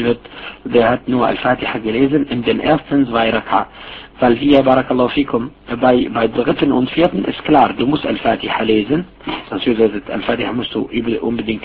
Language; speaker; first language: German; non-native, fluent; Arabic